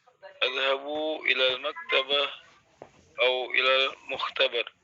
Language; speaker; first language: Arabic; non-native, learner; Indonesian